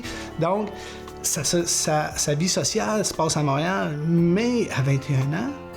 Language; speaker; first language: French; native; French